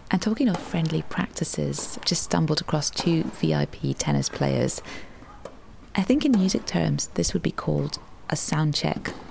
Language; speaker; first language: English; native; English